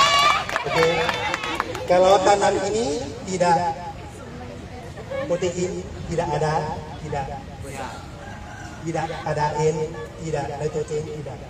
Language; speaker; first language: Indonesian; non-native, learner; Thai